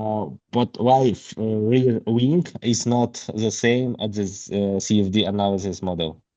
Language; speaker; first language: English; non-native, learner; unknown